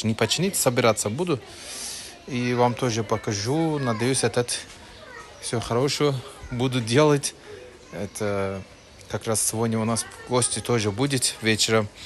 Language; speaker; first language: Russian; non-native, learner; Turkish